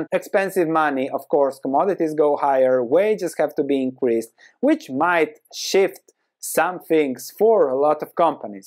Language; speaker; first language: English; non-native, fluent; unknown